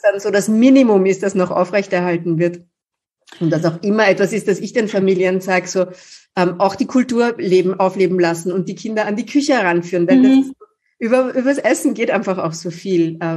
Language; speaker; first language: German; native; German